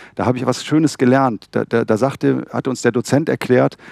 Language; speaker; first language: German; native; German